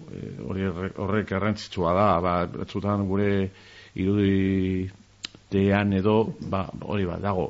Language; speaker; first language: Basque; non-native, local second language; Spanish